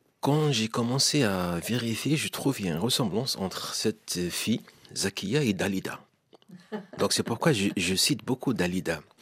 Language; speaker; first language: French; non-native, local second language; Arabic